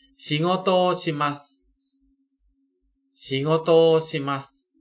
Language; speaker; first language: Japanese; non-native, fluent; Thai